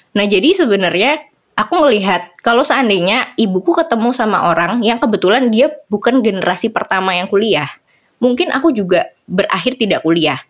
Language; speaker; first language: Indonesian; native; Indonesian